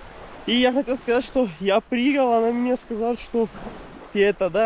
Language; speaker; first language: Russian; non-native, learner; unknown